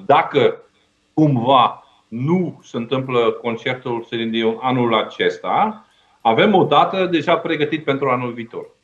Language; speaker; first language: Romanian; non-native, fluent; Dutch